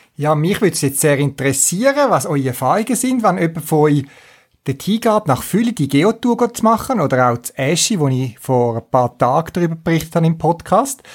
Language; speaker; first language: German; native; German